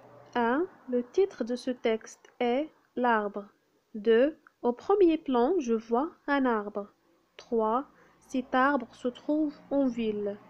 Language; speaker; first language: French; non-native, local second language; Arabic